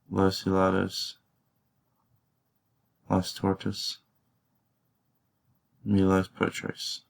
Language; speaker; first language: Spanish; non-native, learner; English